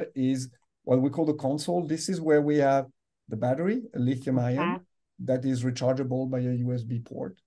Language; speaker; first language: English; non-native, fluent; French